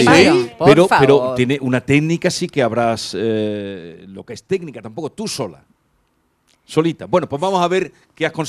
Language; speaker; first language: Spanish; native; Spanish